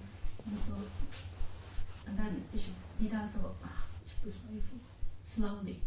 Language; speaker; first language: German; non-native, learner; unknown